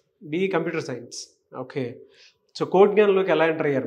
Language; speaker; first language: Telugu; native; Telugu